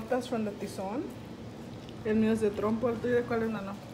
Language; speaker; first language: Spanish; early bilingual, heritage; Spanish